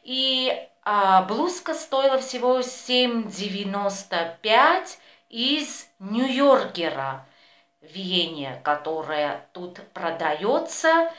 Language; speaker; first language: Russian; non-native, fluent; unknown